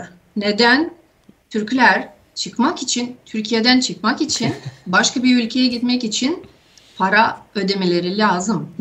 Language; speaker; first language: Turkish; non-native, fluent; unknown